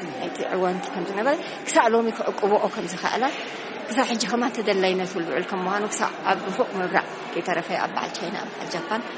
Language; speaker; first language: Tigrinya; non-native, local second language; Afar